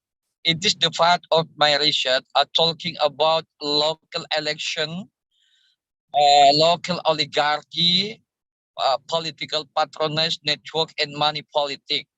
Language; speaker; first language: English; non-native, learner; Indonesian